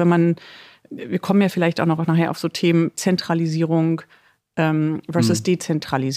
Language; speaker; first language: German; native; German